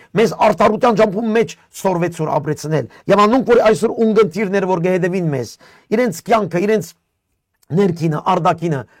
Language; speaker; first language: Armenian; early bilingual, heritage; Armenian